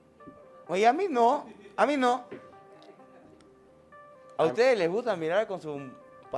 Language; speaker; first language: Spanish; native; Spanish